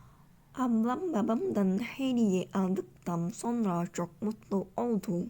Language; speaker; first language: Turkish; non-native, learner; Indonesian